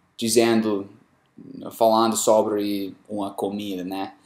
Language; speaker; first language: Portuguese; non-native, learner; English